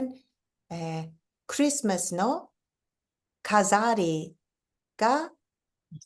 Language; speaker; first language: Japanese; non-native, fluent; English